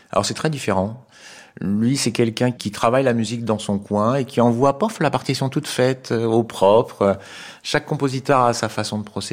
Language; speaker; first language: French; native; French